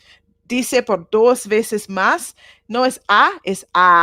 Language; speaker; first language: Spanish; non-native, learner; Japanese